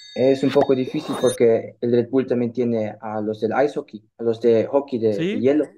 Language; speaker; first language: Spanish; early bilingual, heritage; German